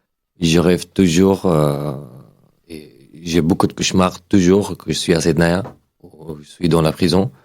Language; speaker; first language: French; non-native, learner; Arabic